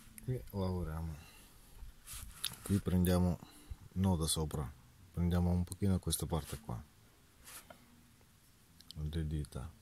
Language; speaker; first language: Italian; non-native, fluent; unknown